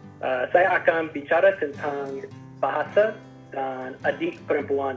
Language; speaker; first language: Indonesian; non-native, learner; English